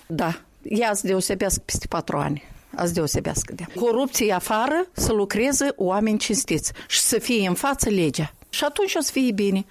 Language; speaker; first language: Romanian; non-native, fluent; Russian